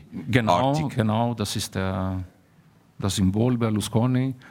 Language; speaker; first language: German; early bilingual, heritage; German